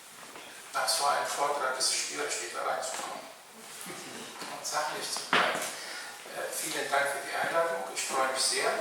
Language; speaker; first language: German; non-native, fluent; Arabic